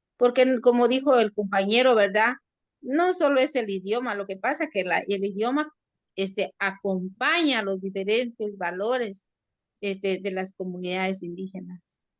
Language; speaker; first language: Spanish; native; Spanish